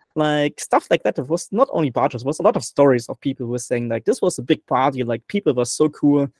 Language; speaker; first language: English; non-native, fluent; German